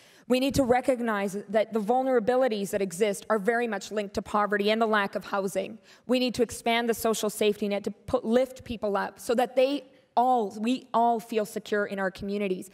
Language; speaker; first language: English; native; English